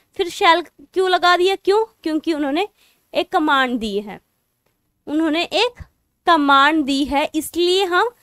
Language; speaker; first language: Hindi; non-native, local second language; Punjabi